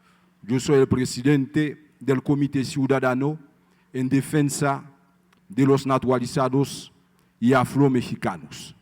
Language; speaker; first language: Spanish; non-native, fluent; Haitian Creole